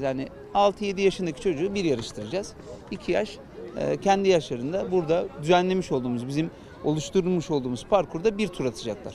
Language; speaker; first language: Turkish; native; Turkish